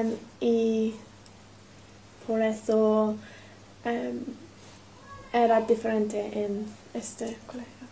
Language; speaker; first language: Spanish; non-native, learner; English